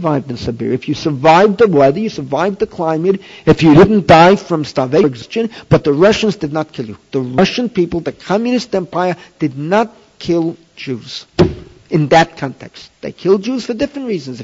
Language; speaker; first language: English; native; English